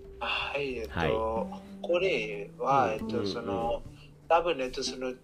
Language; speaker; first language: Japanese; non-native, learner; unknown